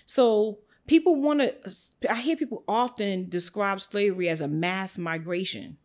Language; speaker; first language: English; native; English